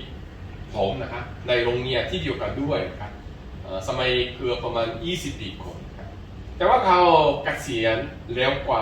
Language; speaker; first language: Thai; non-native, fluent; Korean